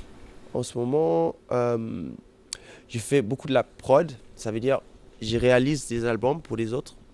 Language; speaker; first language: French; non-native, fluent; German